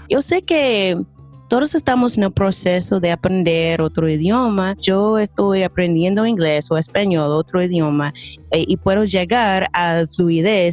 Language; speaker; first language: Spanish; non-native, fluent; English